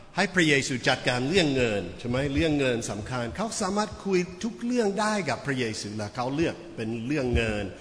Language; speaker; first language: Thai; non-native, fluent; English